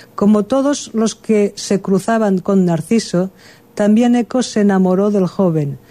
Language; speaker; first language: Spanish; non-native, local second language; Catalan